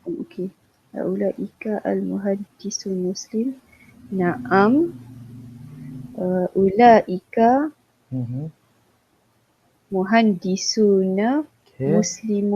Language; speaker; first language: Arabic; non-native, learner; Malay